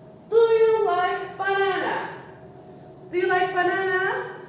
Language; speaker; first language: English; non-native, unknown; Turkish